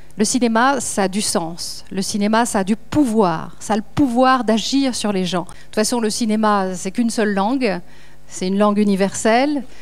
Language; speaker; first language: French; native; French